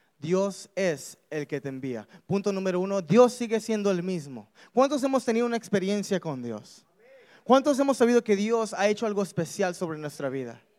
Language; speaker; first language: Spanish; early bilingual, heritage; Spanish